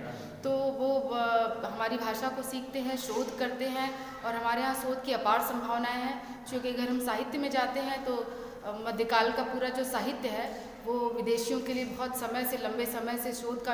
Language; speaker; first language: Hindi; native; Hindi